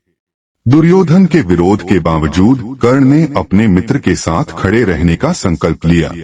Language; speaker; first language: Hindi; native; Hindi